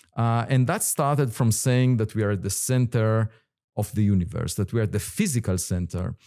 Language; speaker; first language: English; non-native, fluent; Hebrew